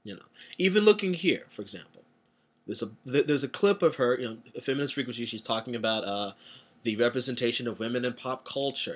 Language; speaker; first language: English; native; English